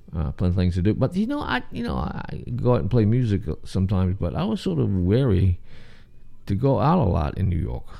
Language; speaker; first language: English; native; English